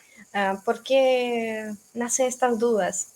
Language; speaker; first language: Spanish; non-native, fluent; Russian